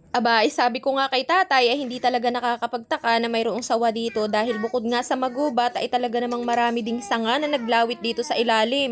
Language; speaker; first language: Filipino; native; Filipino